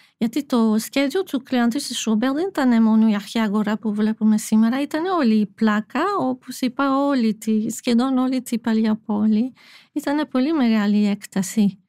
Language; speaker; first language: Greek; non-native, fluent; French